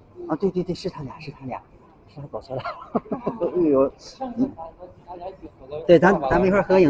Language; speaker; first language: Chinese; native; Chinese